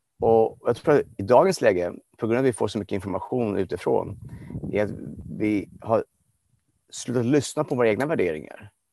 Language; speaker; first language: Swedish; non-native, fluent; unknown